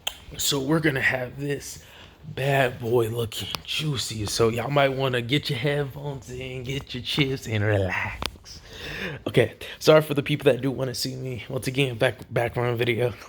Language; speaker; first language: English; native; English